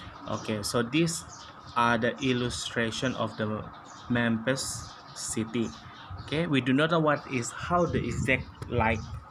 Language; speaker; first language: English; non-native, local second language; Chinese